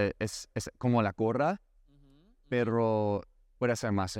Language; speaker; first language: Spanish; non-native, learner; English